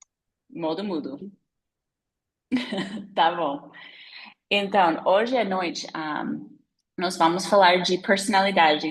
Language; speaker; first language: Portuguese; non-native, fluent; English